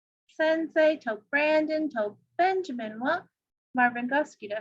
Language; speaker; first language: Japanese; non-native, fluent; English